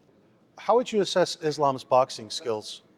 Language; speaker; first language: English; native; English